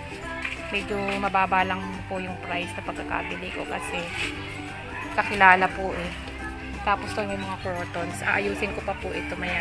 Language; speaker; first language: Filipino; native; Filipino